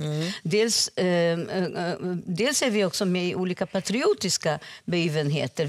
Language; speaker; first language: Swedish; non-native, fluent; Polish